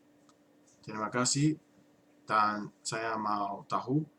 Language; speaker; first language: Indonesian; non-native, learner; English